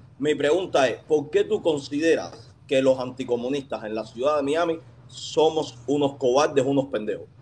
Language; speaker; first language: Spanish; native; Spanish